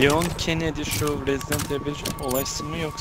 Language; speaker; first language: Turkish; early bilingual, heritage; Turkish